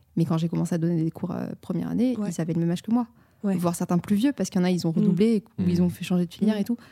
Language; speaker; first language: French; native; French